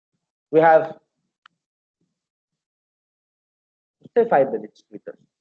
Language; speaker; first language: English; non-native, local second language; Bangla